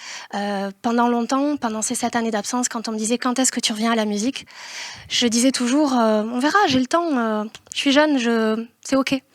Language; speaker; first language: French; native; French